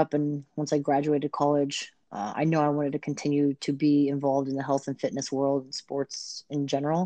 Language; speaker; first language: English; native; English